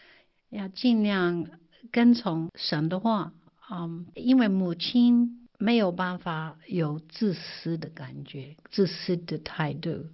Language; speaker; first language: Chinese; non-native, fluent; English